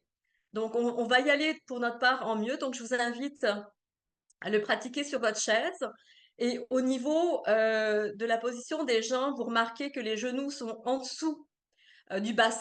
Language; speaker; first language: French; native; French